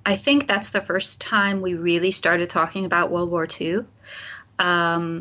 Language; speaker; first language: English; native; English